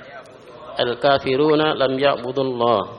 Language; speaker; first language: Arabic; non-native, learner; Indonesian